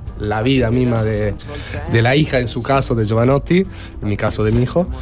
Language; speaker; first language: Spanish; non-native, fluent; Italian